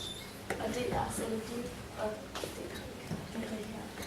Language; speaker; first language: Danish; early bilingual, heritage; Danish